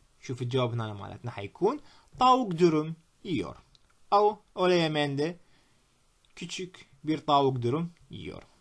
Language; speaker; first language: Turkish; non-native, fluent; Arabic